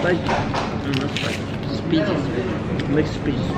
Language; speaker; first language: English; non-native, learner; Turkish